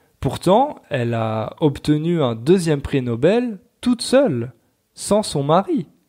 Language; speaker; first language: French; native; French